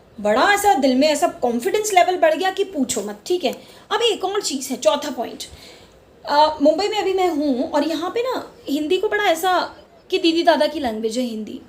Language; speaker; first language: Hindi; non-native, local second language; Marwari